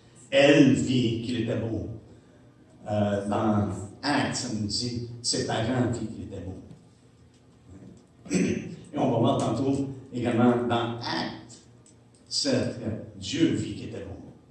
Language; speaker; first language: French; native; French